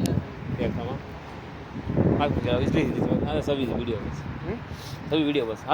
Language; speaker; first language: Arabic; non-native, learner; Tamil